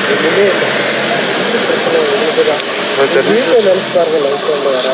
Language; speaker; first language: Tamil; native; Tamil